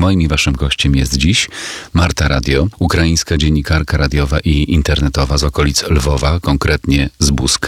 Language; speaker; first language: Polish; native; Polish